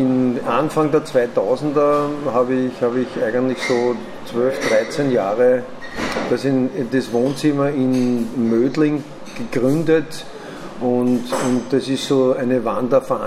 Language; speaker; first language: German; native; German